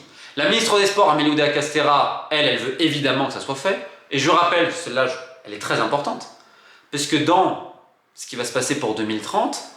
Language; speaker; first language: French; native; French